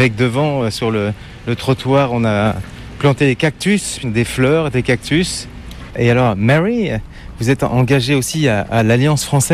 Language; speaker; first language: French; native; French